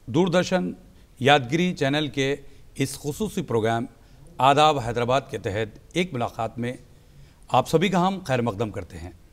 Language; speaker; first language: Hindi; native; Hindi